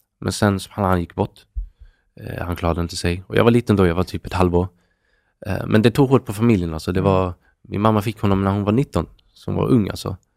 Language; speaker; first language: Swedish; native; Swedish